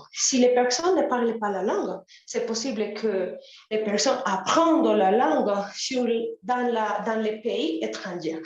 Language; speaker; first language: French; non-native, learner; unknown